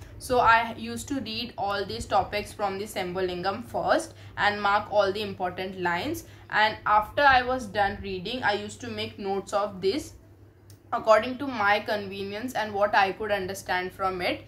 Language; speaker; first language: English; non-native, local second language; Hindi